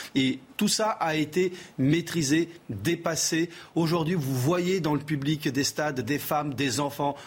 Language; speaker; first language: French; early bilingual, other home language; Portuguese